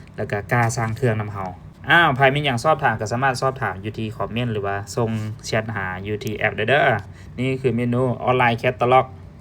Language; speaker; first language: Lao; native; Lao